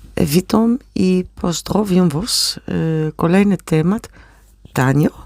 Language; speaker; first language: Polish; non-native, learner; Dutch